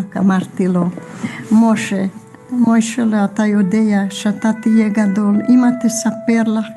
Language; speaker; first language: Hebrew; non-native, fluent; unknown